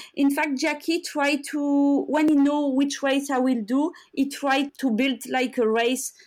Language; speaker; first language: English; non-native, learner; French